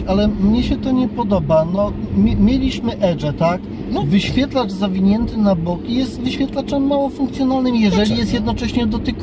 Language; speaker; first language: Polish; native; Polish